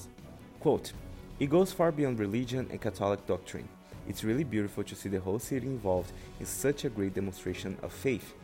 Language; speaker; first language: English; non-native, fluent; Portuguese